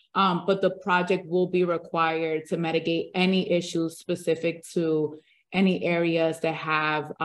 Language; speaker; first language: English; early bilingual, other home language; Spanish